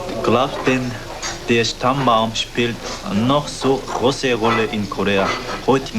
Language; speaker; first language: German; non-native, fluent; Korean